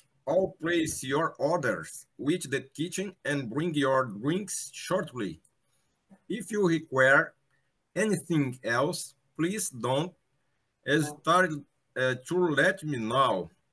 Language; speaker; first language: English; non-native, learner; Portuguese